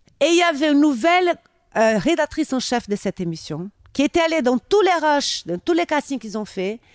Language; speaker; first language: French; non-native, fluent; Portuguese